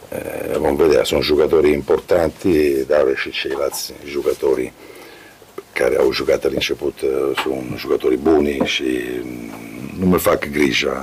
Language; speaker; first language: Romanian; non-native, learner; Italian